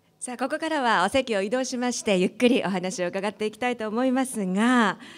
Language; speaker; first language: Japanese; native; Japanese